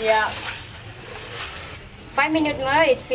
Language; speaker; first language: English; non-native, learner; Khmer